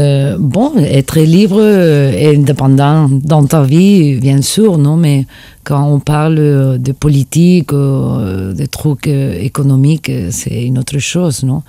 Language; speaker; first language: French; non-native, fluent; Spanish